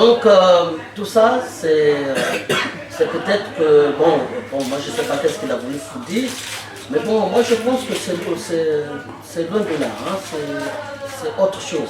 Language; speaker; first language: French; non-native, local second language; Lingala